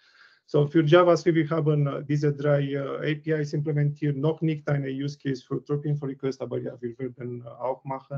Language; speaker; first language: German; non-native, learner; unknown